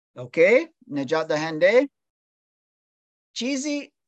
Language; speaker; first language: Persian; non-native, learner; English